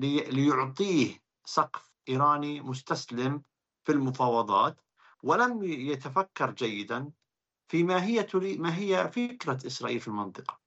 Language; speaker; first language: Arabic; native; Arabic